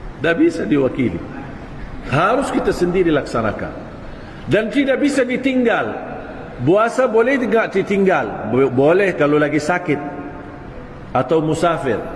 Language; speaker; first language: Malay; non-native, fluent; Arabic